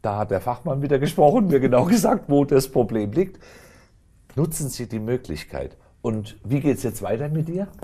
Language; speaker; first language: German; native; German